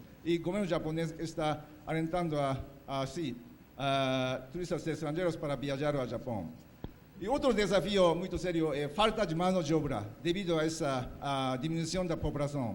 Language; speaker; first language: Portuguese; non-native, fluent; Japanese